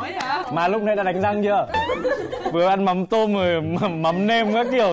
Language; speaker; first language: Vietnamese; native; Vietnamese